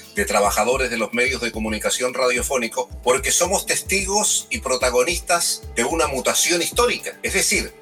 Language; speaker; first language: Spanish; native; Spanish